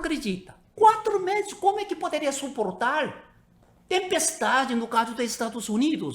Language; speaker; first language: Portuguese; non-native, learner; Korean